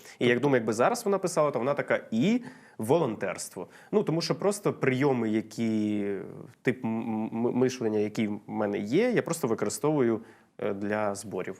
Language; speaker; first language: Ukrainian; non-native, local second language; Russian